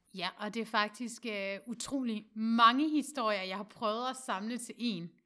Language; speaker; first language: Danish; native; Danish